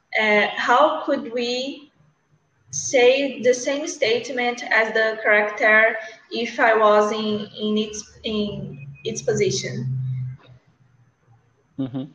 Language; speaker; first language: English; non-native, learner; Portuguese